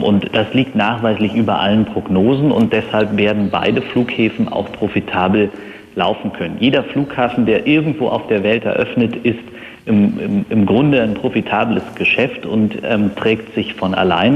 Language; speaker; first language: German; native; German